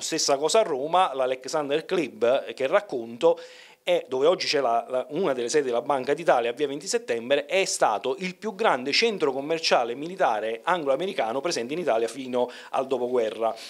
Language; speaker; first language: Italian; native; Italian